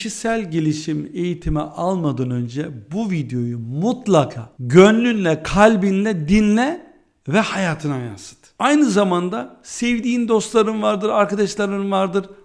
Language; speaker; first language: Turkish; early bilingual, heritage; Turkish